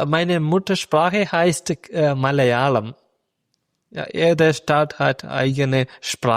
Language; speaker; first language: German; non-native, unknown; Malayalam